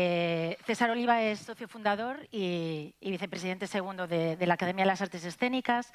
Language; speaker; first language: Spanish; native; Spanish